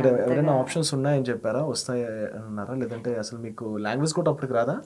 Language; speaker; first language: Telugu; native; Telugu